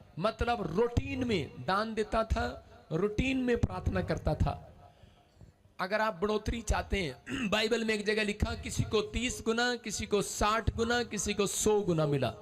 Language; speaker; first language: Hindi; non-native, local second language; Punjabi